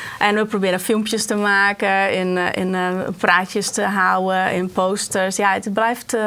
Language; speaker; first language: Dutch; non-native, fluent; Portuguese